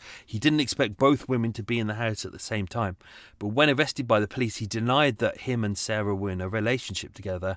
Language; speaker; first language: English; native; English